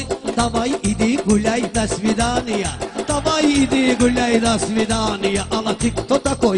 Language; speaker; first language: Russian; non-native, learner; Talysh